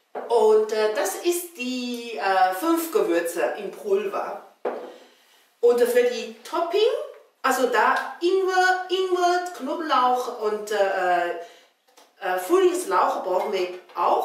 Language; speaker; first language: German; non-native, learner; Chinese